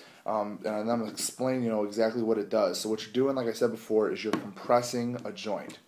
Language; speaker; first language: English; native; English